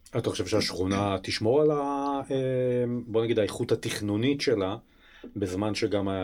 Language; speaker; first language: Hebrew; native; Hebrew